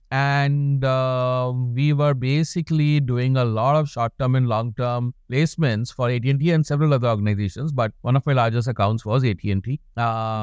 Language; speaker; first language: English; non-native, local second language; Hindi